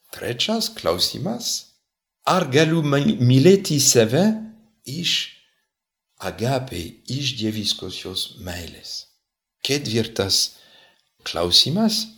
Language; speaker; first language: Lithuanian; non-native, fluent; French